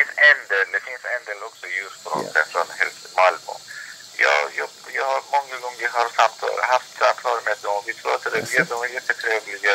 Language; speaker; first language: Swedish; non-native, learner; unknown